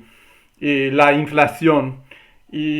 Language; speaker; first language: Spanish; non-native, learner; English